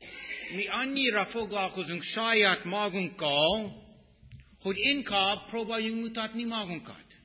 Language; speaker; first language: Hungarian; non-native, fluent; English